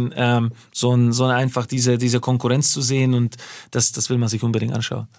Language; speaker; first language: German; non-native, fluent; Slovak